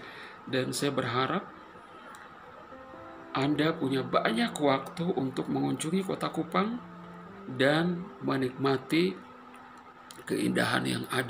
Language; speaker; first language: Indonesian; non-native, fluent; Persian